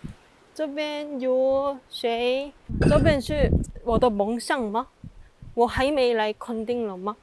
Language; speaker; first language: Chinese; non-native, fluent; Korean